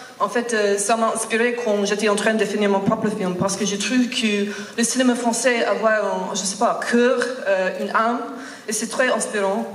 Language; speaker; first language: French; non-native, learner; English